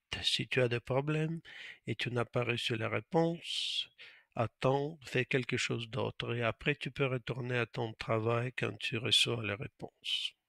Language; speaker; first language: French; non-native, fluent; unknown